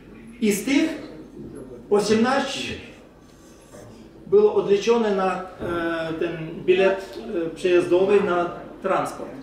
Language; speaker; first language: Polish; non-native, fluent; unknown